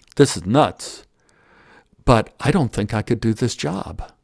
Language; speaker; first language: English; native; English